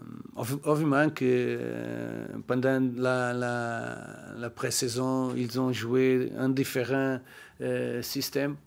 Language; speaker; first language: French; non-native, learner; Portuguese